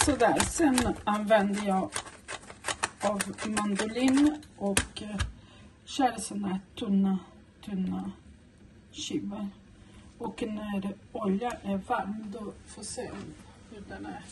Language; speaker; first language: Swedish; non-native, fluent; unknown